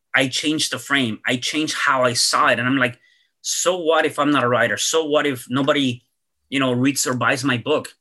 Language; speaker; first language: English; early bilingual, other home language; Spanish